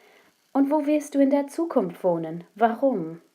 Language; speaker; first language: German; non-native, fluent; English